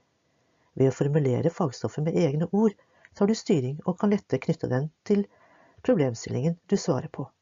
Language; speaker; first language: Norwegian; native; Norwegian